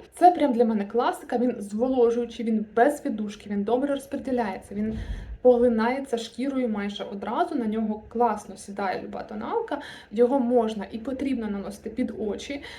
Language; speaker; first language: Ukrainian; non-native, local second language; Russian